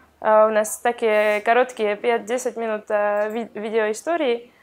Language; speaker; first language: Russian; non-native, learner; Estonian